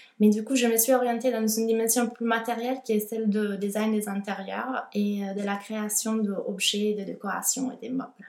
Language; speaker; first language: French; non-native, fluent; Italian